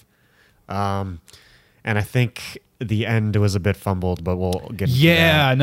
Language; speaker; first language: English; native; English